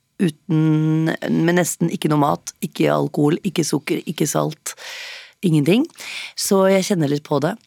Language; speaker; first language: Norwegian; native; Norwegian